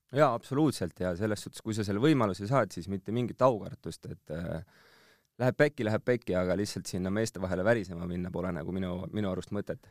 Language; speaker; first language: Estonian; native; Estonian